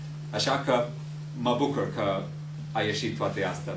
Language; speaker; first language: Romanian; non-native, fluent; English